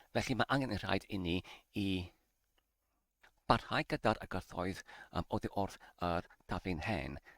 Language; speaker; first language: Welsh; non-native, learner; English